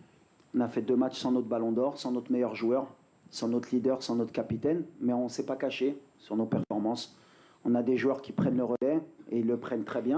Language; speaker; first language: French; native; French